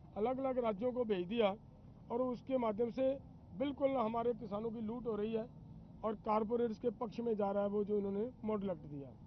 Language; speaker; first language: Hindi; non-native, local second language; Punjabi